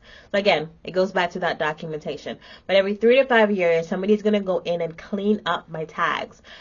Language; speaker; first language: English; native; English